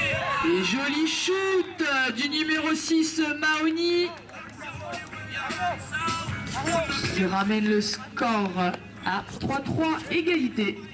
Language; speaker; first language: French; native; French